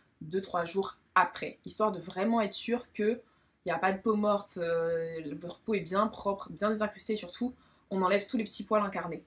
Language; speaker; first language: French; native; French